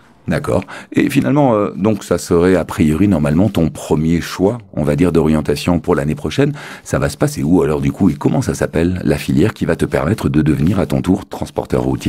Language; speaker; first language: French; native; French